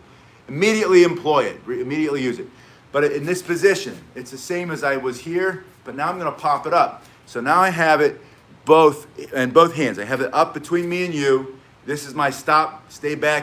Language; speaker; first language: English; native; English